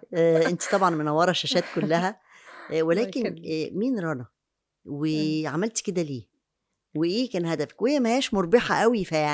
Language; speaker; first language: Arabic; native; Arabic